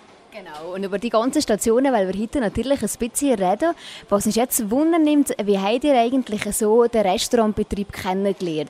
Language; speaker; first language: German; native; German